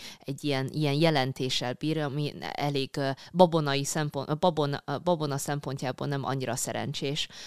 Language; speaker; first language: Hungarian; early bilingual, other home language; Chinese